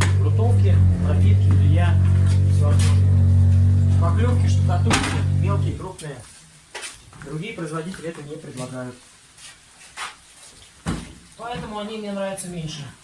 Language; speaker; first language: Russian; native; Russian